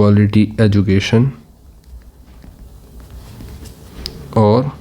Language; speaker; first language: Hindi; native; Hindi